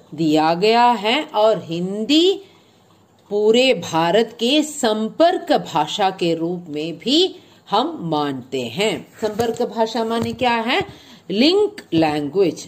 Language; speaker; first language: Hindi; non-native, local second language; Malayalam